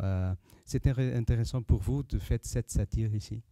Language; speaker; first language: French; non-native, learner; Portuguese